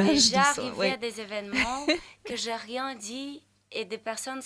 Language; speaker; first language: French; non-native, fluent; Portuguese